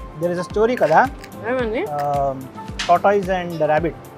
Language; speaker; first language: Telugu; non-native, learner; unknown